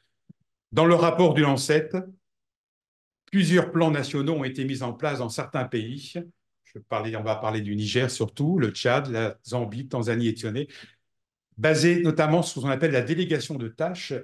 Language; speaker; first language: French; native; French